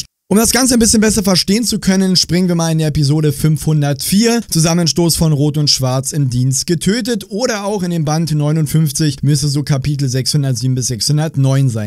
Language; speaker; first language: German; native; German